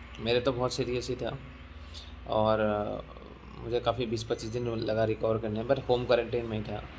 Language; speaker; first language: Hindi; non-native, local second language; Assamese